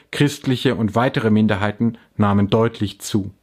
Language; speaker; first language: German; native; German